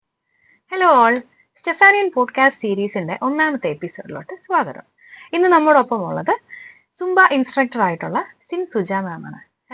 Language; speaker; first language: Malayalam; native; Malayalam